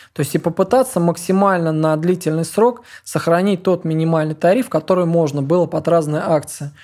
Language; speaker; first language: Russian; native; Russian